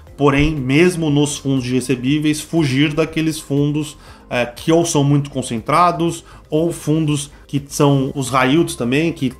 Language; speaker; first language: Portuguese; native; Portuguese